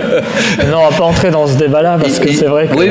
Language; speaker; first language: French; native; French